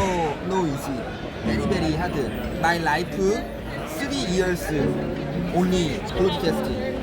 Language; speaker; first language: English; non-native, learner; Korean